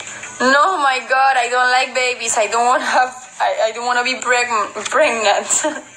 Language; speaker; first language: English; non-native, fluent; Spanish